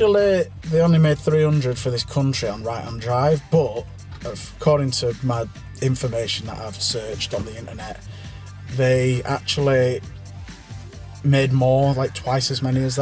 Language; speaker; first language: English; native; English